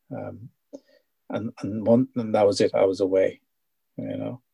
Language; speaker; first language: English; native; English